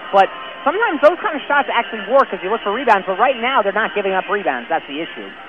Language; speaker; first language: English; native; English